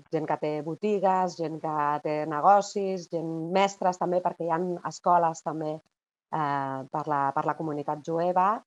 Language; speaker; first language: Catalan; native; Catalan